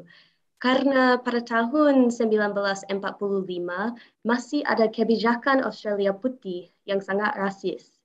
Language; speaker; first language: Indonesian; non-native, fluent; English